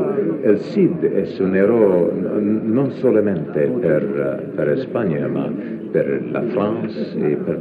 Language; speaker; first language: Spanish; non-native, learner; English